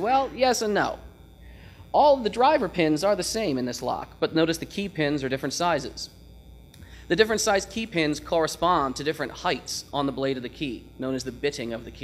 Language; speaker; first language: English; native; English